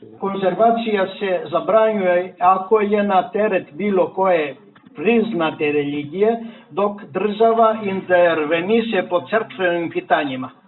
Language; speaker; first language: Serbian; non-native, fluent; Greek